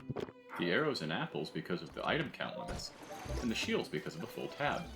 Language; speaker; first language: English; native; English